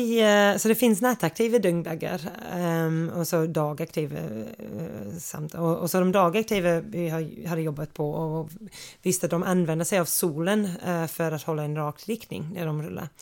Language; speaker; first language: Swedish; non-native, fluent; English